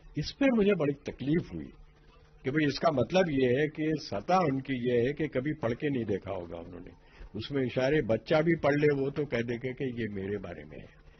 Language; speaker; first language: Urdu; native; Urdu